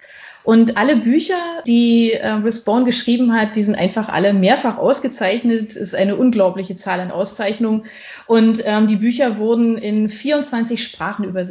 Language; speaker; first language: German; native; German